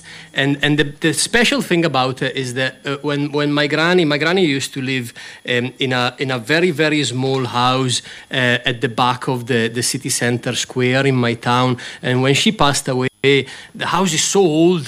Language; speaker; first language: English; non-native, fluent; Italian